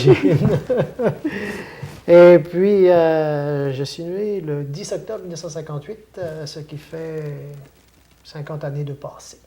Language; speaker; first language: French; native; French